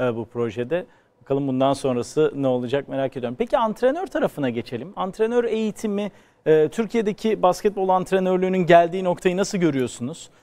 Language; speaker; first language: Turkish; native; Turkish